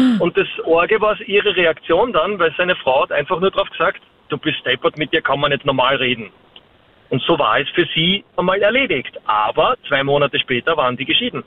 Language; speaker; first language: German; native; German